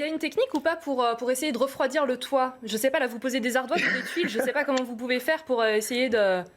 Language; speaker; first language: French; native; French